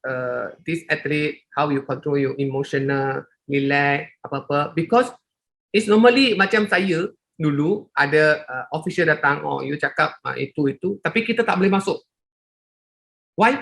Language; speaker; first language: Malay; non-native, local second language; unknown